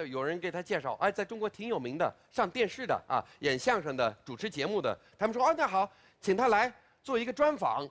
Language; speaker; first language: Chinese; non-native, fluent; English